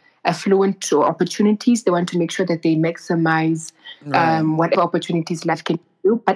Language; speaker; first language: English; non-native, local second language; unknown